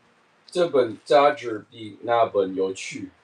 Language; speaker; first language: Chinese; non-native, learner; English